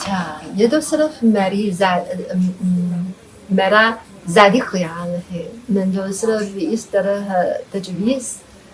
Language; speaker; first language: Hindi; non-native, fluent; Chinese